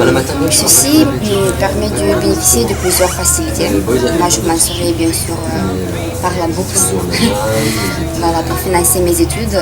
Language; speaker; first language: French; non-native, fluent; Romanian